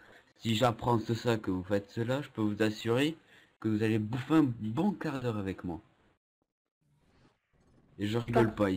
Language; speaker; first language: French; native; French